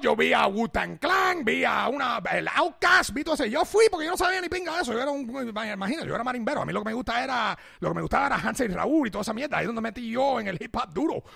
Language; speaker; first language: Spanish; early bilingual, heritage; Spanish